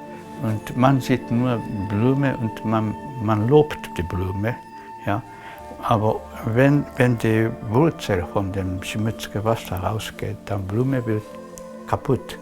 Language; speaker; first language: German; non-native, learner; Japanese